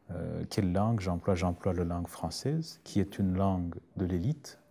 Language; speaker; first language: French; non-native, local second language; Rundi